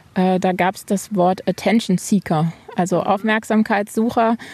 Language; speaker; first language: German; native; German